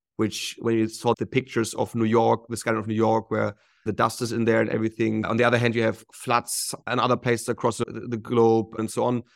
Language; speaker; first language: English; non-native, fluent; German